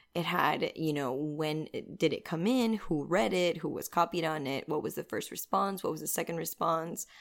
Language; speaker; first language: English; non-native, fluent; Spanish